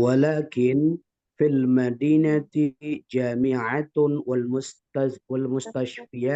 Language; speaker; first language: Arabic; non-native, learner; Indonesian